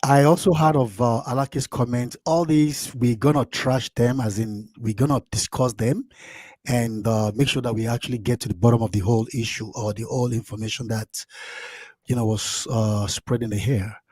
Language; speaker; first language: English; non-native, local second language; Yoruba